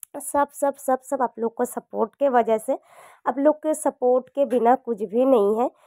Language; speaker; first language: Hindi; non-native, local second language; Bangla